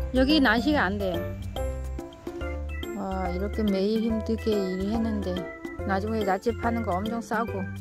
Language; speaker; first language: Korean; non-native, learner; Vietnamese